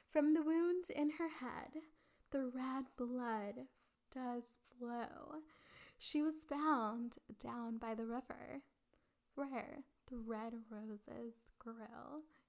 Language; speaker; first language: English; early bilingual, other home language; Spanish